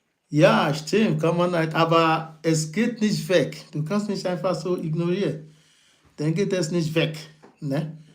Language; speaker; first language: German; non-native, learner; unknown